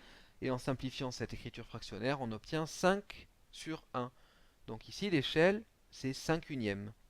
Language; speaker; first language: French; native; French